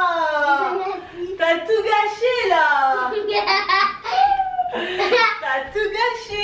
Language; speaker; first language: French; native; French